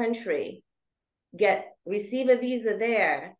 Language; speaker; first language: English; early bilingual, other home language; Russian